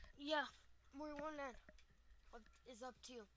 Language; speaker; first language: English; native; English